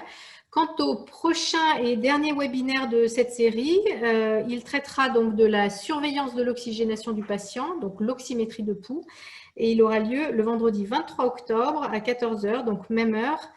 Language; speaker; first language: French; native; French